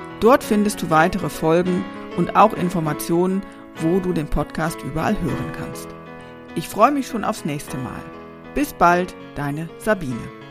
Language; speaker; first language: German; native; German